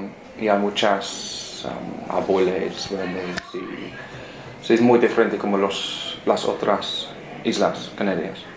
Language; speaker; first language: Spanish; non-native, learner; English